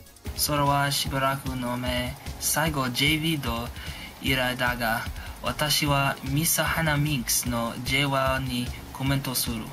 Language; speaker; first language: Japanese; non-native, learner; English